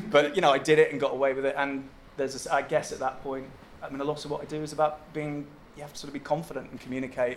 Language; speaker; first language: English; native; English